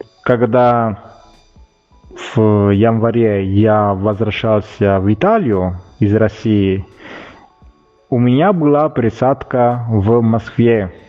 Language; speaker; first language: Russian; non-native, fluent; Italian